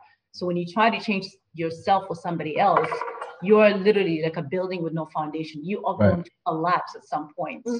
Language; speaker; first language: English; non-native, fluent; Arabic